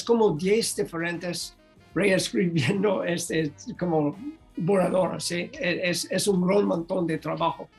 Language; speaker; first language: Spanish; non-native, learner; English